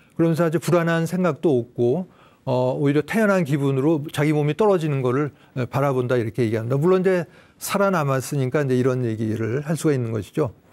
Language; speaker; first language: Korean; native; Korean